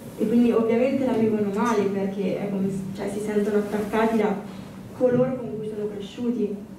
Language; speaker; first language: Italian; early bilingual, other home language; Ukrainian